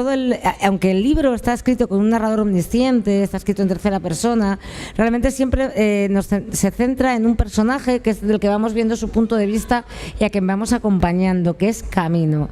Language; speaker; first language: Spanish; native; Spanish